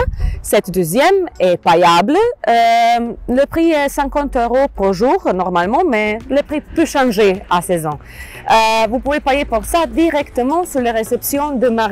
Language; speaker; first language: French; non-native, learner; Croatian